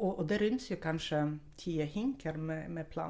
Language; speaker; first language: Swedish; non-native, fluent; Russian